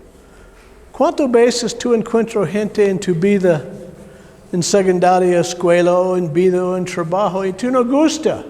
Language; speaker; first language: Spanish; non-native, learner; English